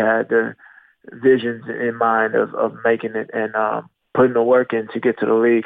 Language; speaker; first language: English; native; English